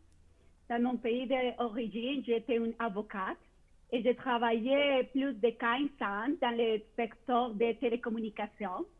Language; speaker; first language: French; non-native, fluent; Spanish